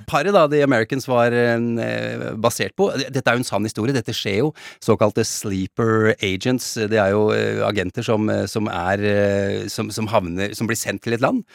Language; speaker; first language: Norwegian; native; Norwegian